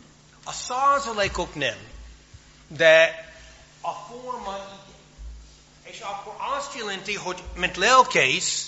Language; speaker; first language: Hungarian; non-native, fluent; English